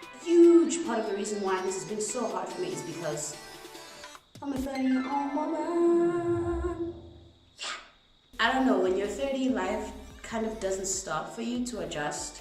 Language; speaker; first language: English; non-native, local second language; Zulu